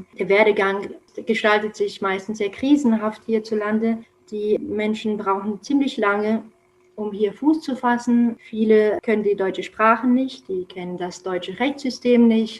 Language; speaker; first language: German; non-native, fluent; Romanian